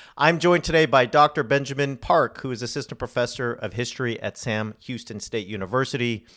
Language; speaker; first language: English; native; English